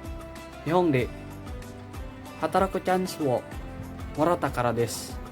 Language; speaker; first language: Japanese; non-native, learner; Indonesian